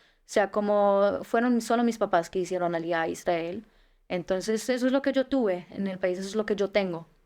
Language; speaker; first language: Spanish; early bilingual, heritage; Spanish